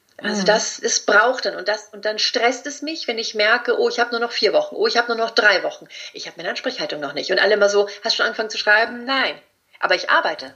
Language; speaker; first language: German; early bilingual, other home language; Spanish